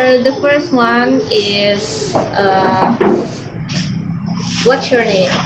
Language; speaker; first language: English; non-native, learner; Indonesian